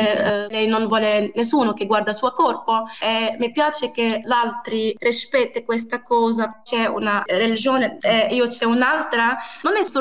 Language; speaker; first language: Italian; non-native, learner; Arabic